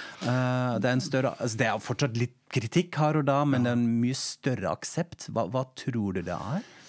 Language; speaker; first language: Norwegian; non-native, fluent; German